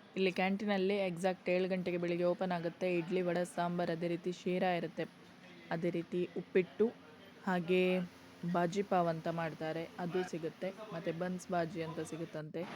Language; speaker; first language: Kannada; native; Kannada